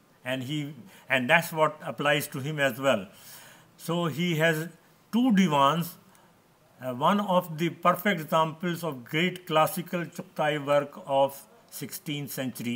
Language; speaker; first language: English; non-native, local second language; Urdu